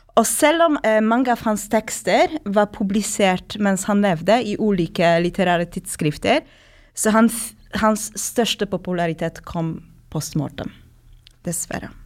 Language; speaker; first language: Norwegian; non-native, fluent; Polish